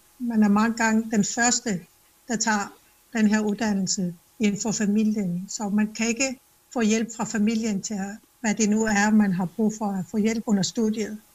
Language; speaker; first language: Danish; non-native, local second language; Kalaallisut